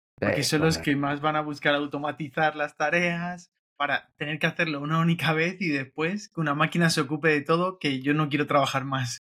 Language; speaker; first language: Spanish; native; Spanish